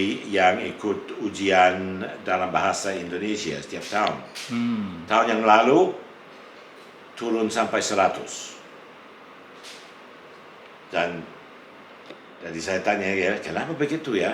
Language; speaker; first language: Indonesian; non-native, fluent; English